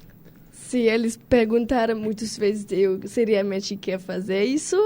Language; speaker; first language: Portuguese; non-native, learner; German